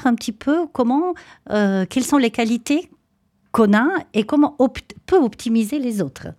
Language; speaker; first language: French; native; French